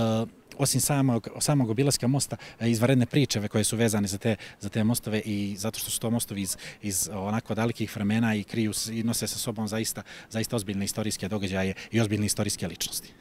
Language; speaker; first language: Croatian; native; Croatian